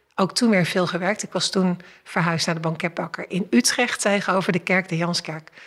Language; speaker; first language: Dutch; native; Dutch